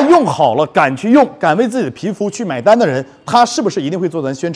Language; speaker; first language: Chinese; native; Chinese